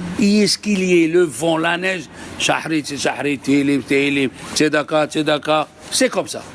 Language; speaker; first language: French; native; French